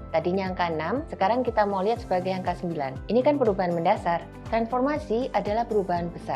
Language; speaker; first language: Indonesian; native; Indonesian